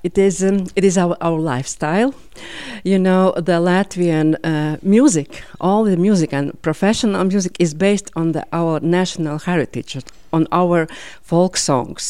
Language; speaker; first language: English; non-native, fluent; Latvian